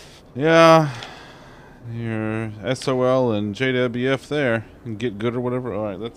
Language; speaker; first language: English; native; English